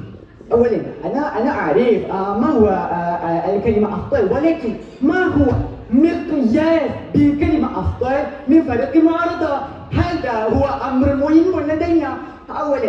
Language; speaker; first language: Arabic; non-native, learner; Malay